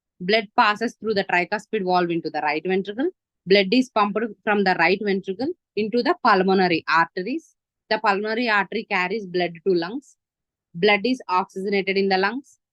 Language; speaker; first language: English; non-native, local second language; Telugu